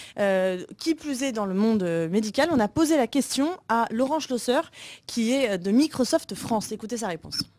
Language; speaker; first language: French; native; French